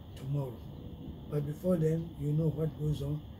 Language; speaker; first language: English; non-native, local second language; Yoruba